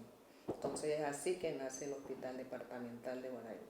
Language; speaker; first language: Spanish; native; Spanish